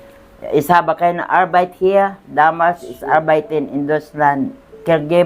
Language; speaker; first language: German; non-native, learner; Filipino